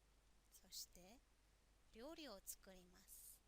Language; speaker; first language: Japanese; non-native, fluent; Mongolian